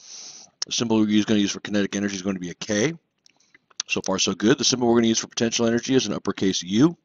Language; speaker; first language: English; native; English